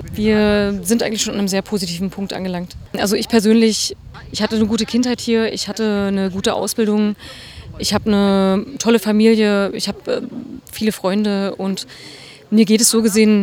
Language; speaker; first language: German; native; German